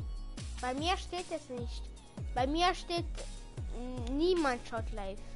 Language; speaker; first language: German; early bilingual, other home language; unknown